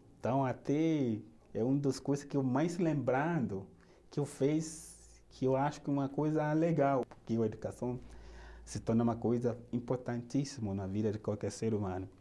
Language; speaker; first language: Portuguese; non-native, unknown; Yoruba